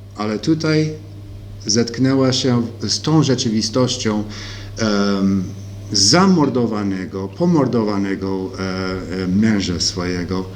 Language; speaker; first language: Polish; early bilingual, heritage; Polish